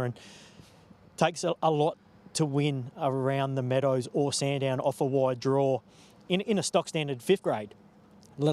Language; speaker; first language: English; native; English